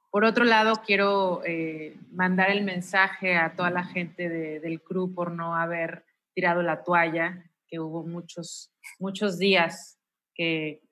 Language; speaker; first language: Spanish; native; Spanish